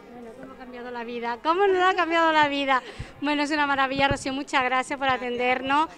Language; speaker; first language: Spanish; native; Spanish